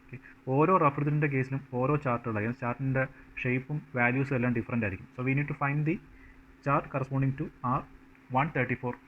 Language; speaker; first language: Malayalam; native; Malayalam